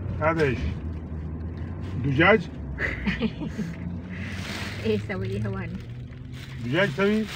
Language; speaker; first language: Arabic; non-native, learner; Filipino